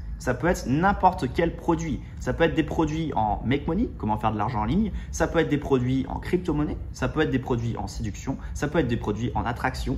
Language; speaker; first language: French; native; French